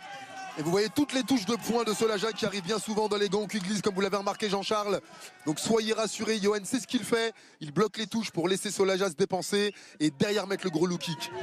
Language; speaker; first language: French; native; French